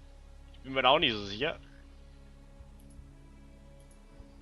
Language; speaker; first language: German; native; German